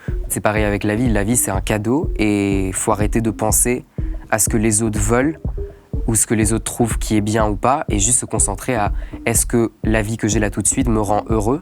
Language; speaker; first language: French; native; French